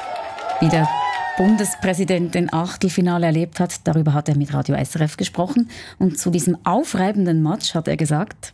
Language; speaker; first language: German; native; German